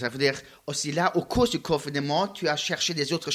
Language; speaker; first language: French; non-native, learner; Luxembourgish